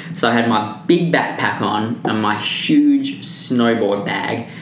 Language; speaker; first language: English; native; English